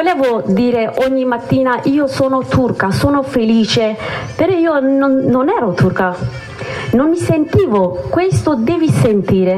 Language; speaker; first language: Italian; non-native, learner; Kurdish